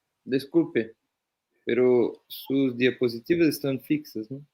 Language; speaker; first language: Spanish; non-native, fluent; Portuguese